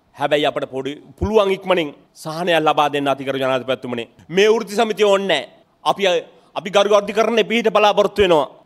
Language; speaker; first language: Sinhala; native; Sinhala